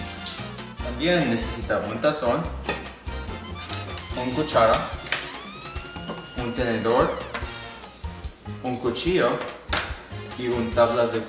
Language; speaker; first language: Spanish; non-native, learner; English